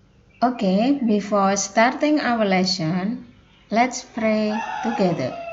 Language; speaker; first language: English; non-native, fluent; Indonesian